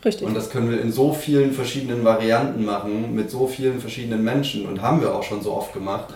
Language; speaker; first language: German; native; German